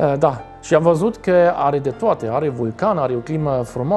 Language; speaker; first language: Romanian; non-native, fluent; German